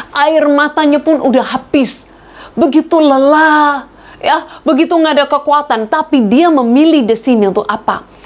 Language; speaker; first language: Indonesian; non-native, fluent; English